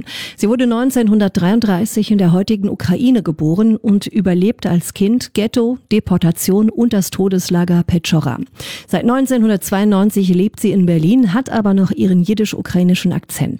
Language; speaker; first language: German; native; German